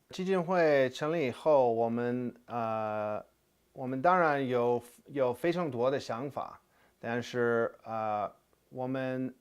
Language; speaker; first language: Chinese; non-native, fluent; English